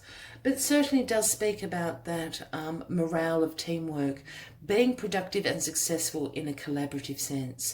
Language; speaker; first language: English; native; English